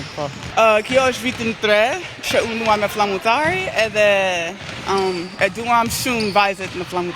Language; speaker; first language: Albanian; non-native, learner; English